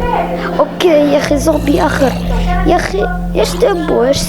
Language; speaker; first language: Arabic; native; Arabic